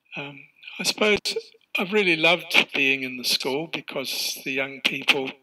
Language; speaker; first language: English; native; English